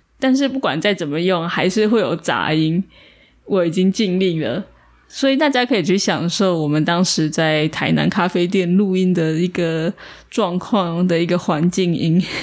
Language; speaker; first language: Chinese; native; Chinese